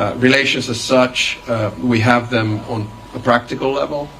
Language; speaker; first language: English; non-native, fluent; Finnish